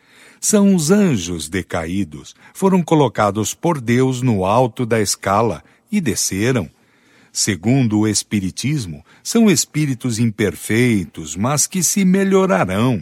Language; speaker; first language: Portuguese; native; Portuguese